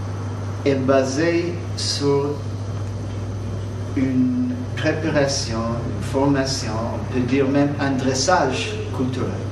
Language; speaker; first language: French; non-native, fluent; English